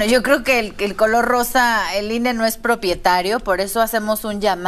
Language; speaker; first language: Spanish; native; Spanish